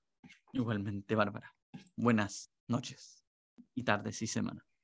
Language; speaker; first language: Spanish; native; Spanish